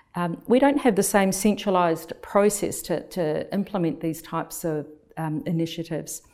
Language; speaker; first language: English; native; English